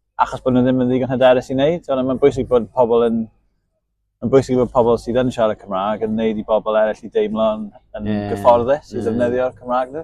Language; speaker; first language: Welsh; native; Welsh